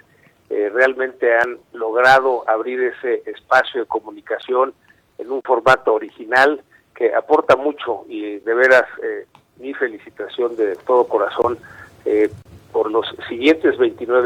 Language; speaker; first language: Spanish; native; Spanish